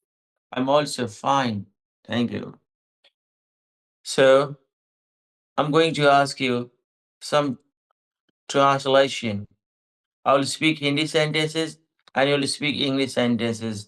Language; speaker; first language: English; non-native, local second language; Hindi